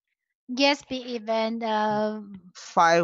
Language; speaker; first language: English; non-native, learner; Chinese